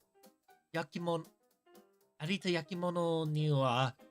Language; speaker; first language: Japanese; non-native, learner; English